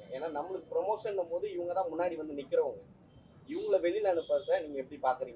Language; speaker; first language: Tamil; native; Tamil